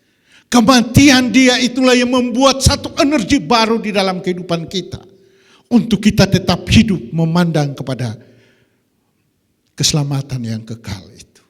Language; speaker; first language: Indonesian; native; Indonesian